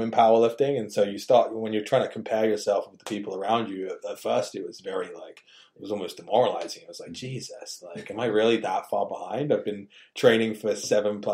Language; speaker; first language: English; native; English